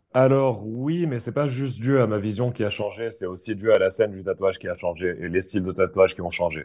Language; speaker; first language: French; non-native, local second language; Arabic